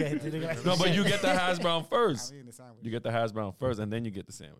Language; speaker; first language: English; native; English